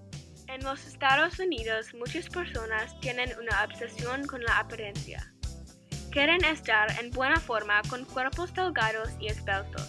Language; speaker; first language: Spanish; non-native, learner; English